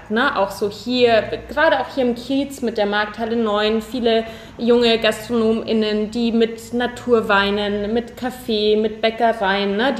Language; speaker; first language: German; native; German